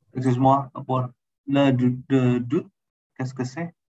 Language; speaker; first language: French; non-native, learner; Indonesian